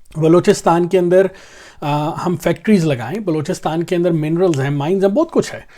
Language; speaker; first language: Urdu; non-native, local second language; Punjabi